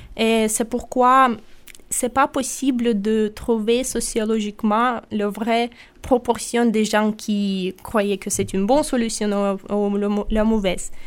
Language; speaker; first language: French; non-native, fluent; Russian